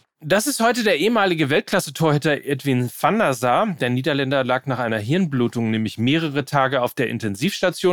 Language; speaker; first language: German; native; German